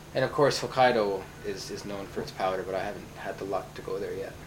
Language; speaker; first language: English; native; English